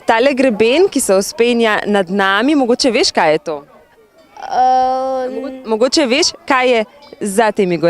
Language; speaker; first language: Slovenian; native; Slovenian